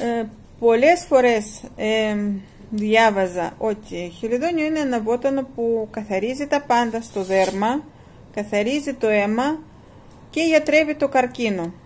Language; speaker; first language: Greek; non-native, fluent; Russian